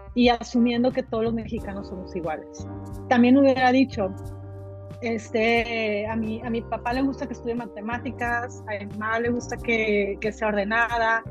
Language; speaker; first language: Spanish; native; Spanish